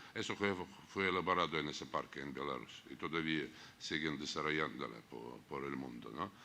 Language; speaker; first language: Spanish; non-native, fluent; Russian